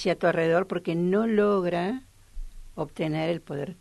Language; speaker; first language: Spanish; native; Spanish